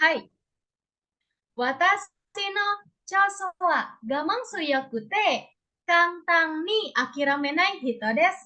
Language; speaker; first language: Japanese; non-native, learner; Indonesian